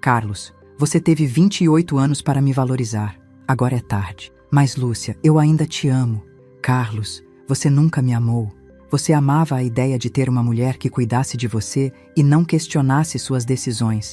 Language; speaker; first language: Portuguese; native; Portuguese